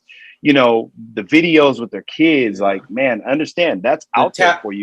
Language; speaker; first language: English; native; English